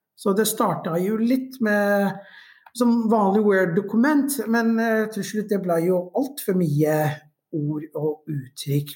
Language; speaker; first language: Norwegian; non-native, fluent; Somali